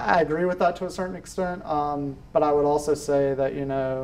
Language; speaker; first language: English; native; English